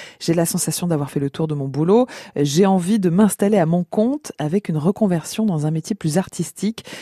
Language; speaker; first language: French; native; French